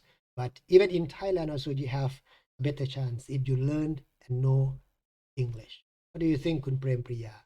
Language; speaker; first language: English; non-native, fluent; Thai